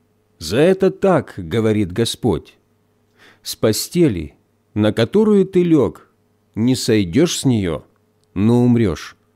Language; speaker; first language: Russian; native; Russian